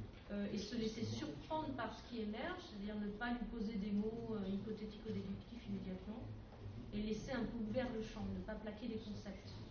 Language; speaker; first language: French; native; French